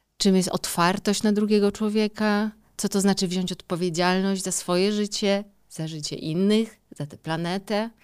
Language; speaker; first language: Polish; native; Polish